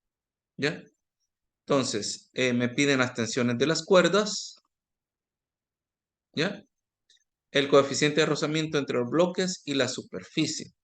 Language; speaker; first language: Spanish; native; Spanish